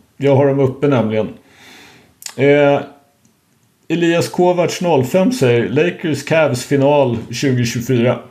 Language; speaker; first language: Swedish; native; Swedish